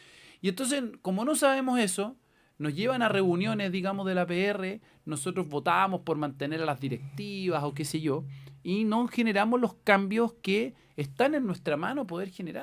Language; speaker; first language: Spanish; native; Spanish